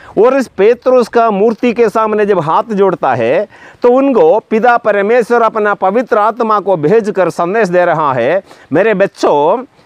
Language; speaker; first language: Hindi; non-native, local second language; Malayalam